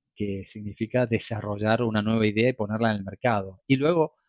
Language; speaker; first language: Spanish; native; Spanish